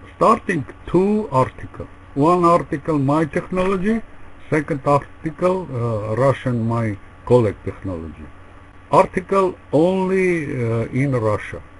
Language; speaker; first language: English; non-native, learner; Russian